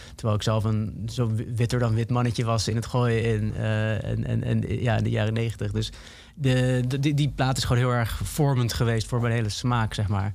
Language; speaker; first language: Dutch; native; Dutch